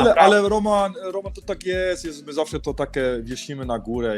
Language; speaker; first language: Polish; early bilingual, heritage; Polish